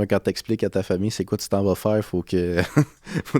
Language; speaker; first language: French; native; French